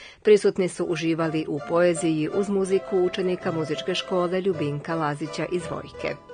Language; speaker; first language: Serbian; native; Serbian